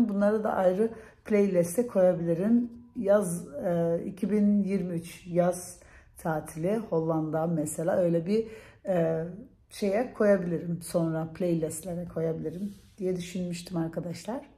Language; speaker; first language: Turkish; early bilingual, heritage; Turkish